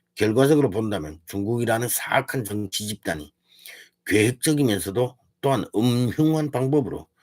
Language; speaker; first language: Korean; early bilingual, heritage; Korean